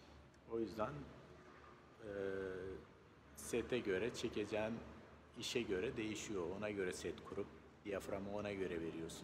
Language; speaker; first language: Turkish; native; Turkish